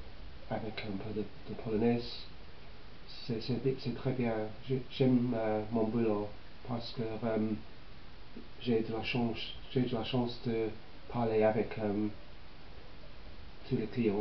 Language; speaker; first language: French; non-native, learner; English